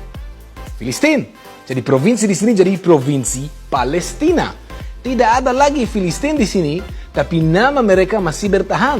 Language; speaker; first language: Indonesian; non-native, fluent; Hebrew